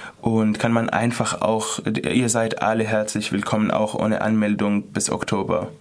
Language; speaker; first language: German; non-native, fluent; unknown